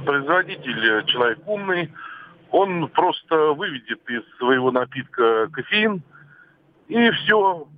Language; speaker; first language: Russian; native; Russian